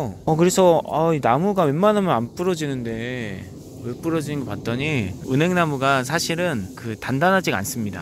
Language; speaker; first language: Korean; native; Korean